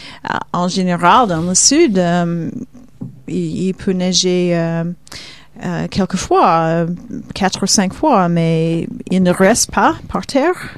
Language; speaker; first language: French; non-native, fluent; Swedish